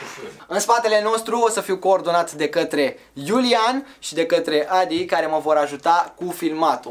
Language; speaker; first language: Romanian; native; Romanian